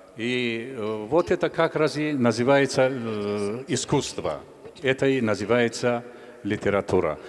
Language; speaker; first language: Russian; non-native, local second language; Tajik